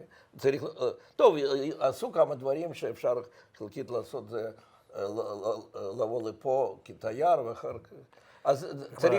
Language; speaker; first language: Hebrew; non-native, fluent; Russian